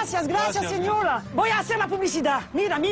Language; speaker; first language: Spanish; non-native, learner; French